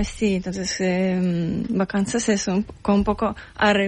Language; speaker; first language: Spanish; non-native, learner; Ukrainian